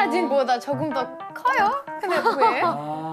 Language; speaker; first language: Korean; non-native, fluent; Bosnian